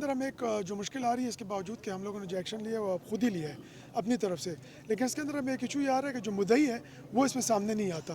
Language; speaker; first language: Urdu; non-native, local second language; Pashto